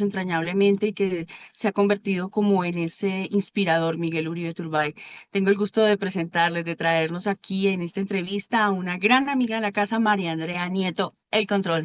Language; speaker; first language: Spanish; native; Spanish